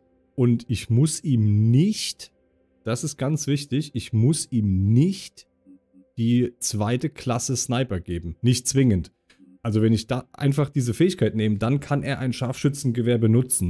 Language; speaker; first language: German; native; German